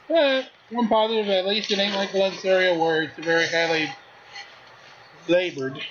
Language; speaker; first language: English; native; English